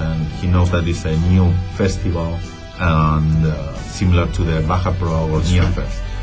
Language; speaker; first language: English; non-native, fluent; Spanish